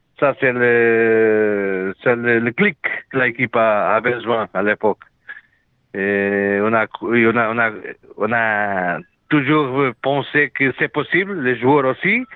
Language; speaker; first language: French; non-native, learner; Portuguese